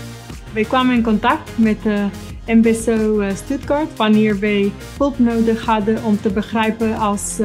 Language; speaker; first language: Dutch; non-native, fluent; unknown